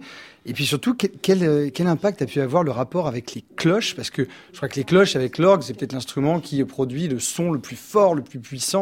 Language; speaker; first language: French; native; French